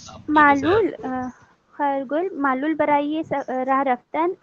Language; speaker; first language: Persian; non-native, learner; Urdu